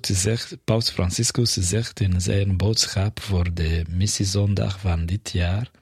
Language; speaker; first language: Dutch; non-native, fluent; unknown